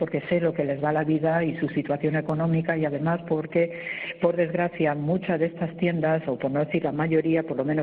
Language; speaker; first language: Spanish; native; Spanish